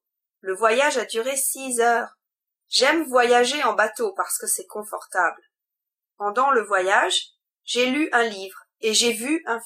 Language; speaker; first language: French; non-native, learner; English